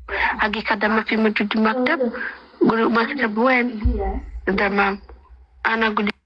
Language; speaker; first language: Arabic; non-native, learner; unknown